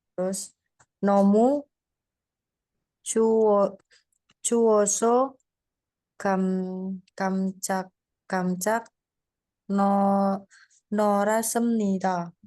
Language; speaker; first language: Korean; non-native, learner; Indonesian